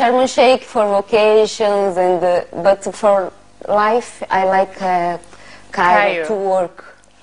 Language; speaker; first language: English; non-native, learner; Portuguese